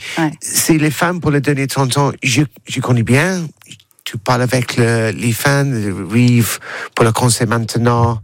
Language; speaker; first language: French; non-native, learner; English